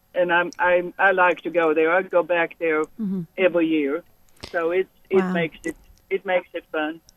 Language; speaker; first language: English; non-native, fluent; Swedish